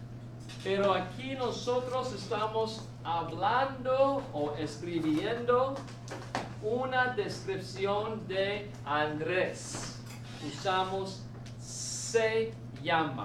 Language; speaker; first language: Spanish; non-native, fluent; English